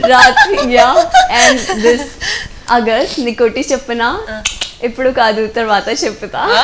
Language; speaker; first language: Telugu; non-native, learner; Hindi